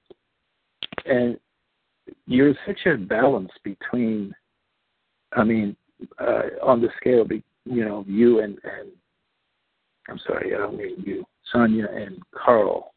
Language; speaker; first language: English; non-native, fluent; Dutch